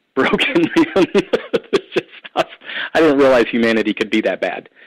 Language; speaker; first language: English; native; English